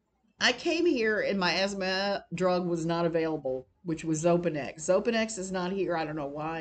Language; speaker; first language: English; native; English